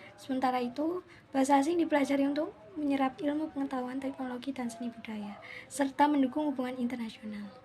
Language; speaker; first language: Indonesian; native; Indonesian